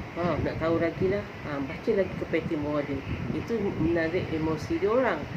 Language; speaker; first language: Malay; native; Malay